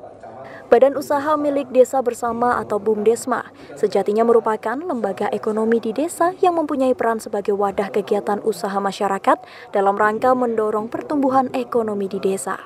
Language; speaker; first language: Indonesian; native; Indonesian